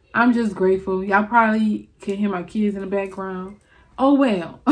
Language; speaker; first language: English; native; English